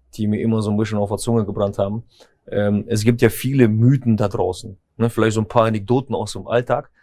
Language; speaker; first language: German; early bilingual, other home language; Russian